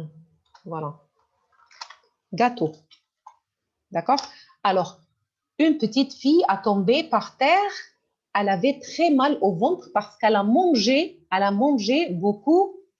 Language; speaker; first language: French; non-native, fluent; Arabic